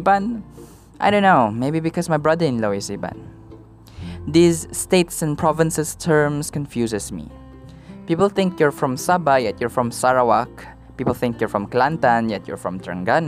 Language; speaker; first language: English; non-native, local second language; Malay